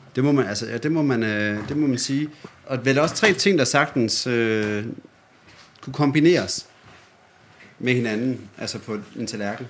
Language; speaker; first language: Danish; native; Danish